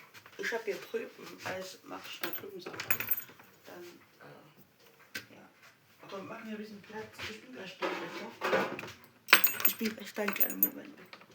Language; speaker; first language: German; non-native, fluent; French